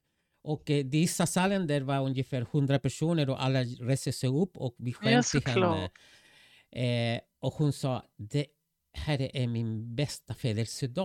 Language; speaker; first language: Swedish; non-native, fluent; Spanish